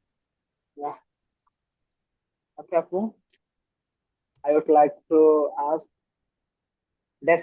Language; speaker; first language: English; non-native, learner; Bangla